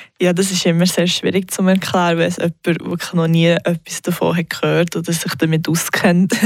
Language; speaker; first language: German; non-native, local second language; English